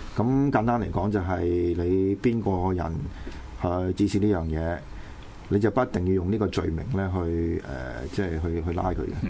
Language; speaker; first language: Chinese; non-native, local second language; Cantonese